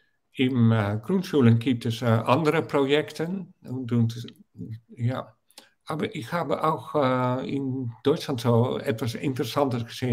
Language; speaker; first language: German; non-native, fluent; Dutch